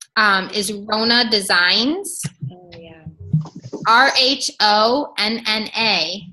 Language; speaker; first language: English; native; English